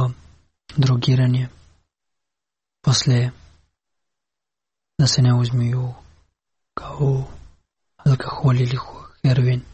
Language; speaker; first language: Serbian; non-native, learner; Pashto